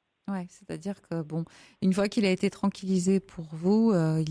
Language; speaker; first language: French; native; French